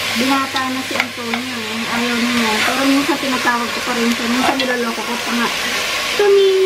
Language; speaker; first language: Filipino; non-native, local second language; Iloko